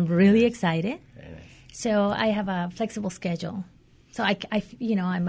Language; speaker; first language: English; non-native, fluent; Spanish